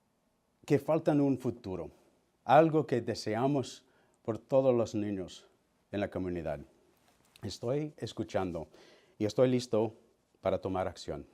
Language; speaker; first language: Spanish; early bilingual, heritage; Spanish